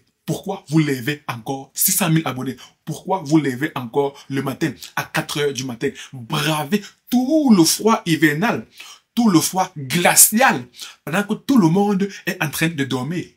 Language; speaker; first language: French; native; French